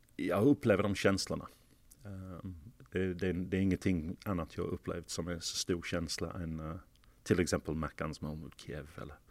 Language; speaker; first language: Swedish; non-native, fluent; English